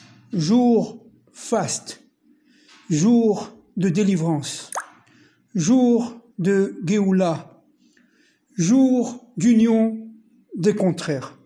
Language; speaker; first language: French; native; French